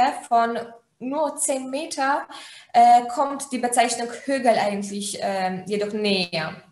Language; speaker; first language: German; non-native, fluent; Polish